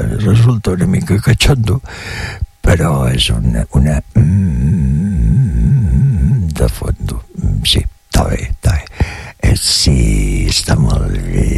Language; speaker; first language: Catalan; native; Catalan